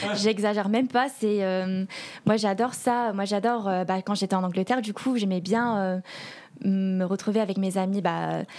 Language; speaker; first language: French; early bilingual, heritage; English